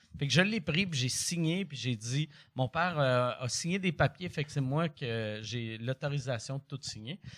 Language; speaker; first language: French; native; French